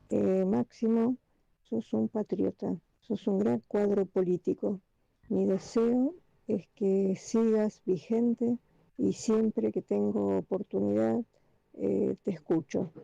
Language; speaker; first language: Spanish; native; Spanish